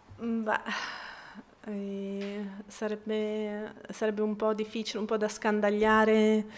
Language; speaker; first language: Italian; non-native, fluent; Bosnian